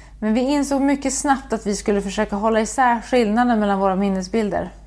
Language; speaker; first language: Swedish; native; Swedish